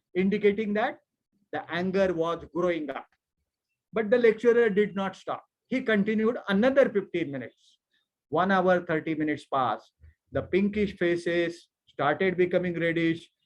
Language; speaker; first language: English; non-native, local second language; Marathi